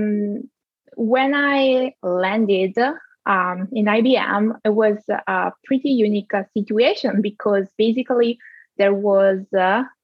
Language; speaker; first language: English; non-native, fluent; Italian